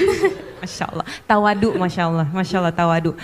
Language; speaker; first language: Indonesian; native; Indonesian